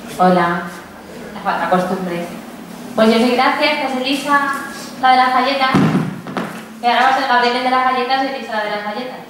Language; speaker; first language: Spanish; native; Spanish